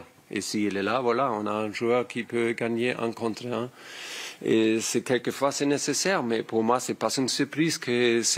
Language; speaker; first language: French; non-native, learner; German